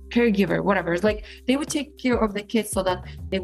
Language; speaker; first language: English; non-native, fluent; Kyrgyz